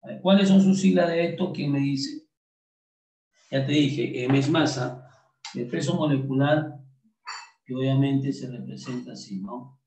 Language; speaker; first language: Spanish; native; Spanish